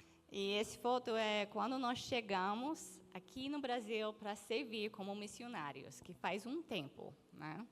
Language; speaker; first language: Portuguese; non-native, fluent; English